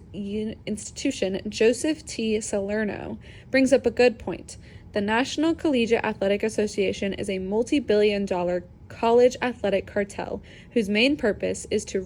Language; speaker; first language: English; native; English